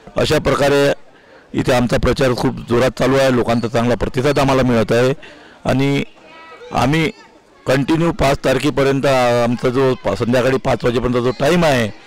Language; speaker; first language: Marathi; native; Marathi